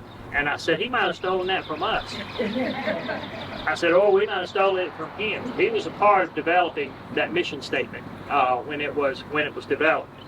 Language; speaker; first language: English; native; English